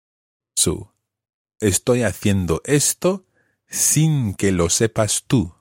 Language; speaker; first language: Spanish; non-native, fluent; English